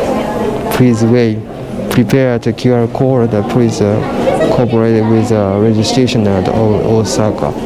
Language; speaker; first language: English; non-native, learner; Japanese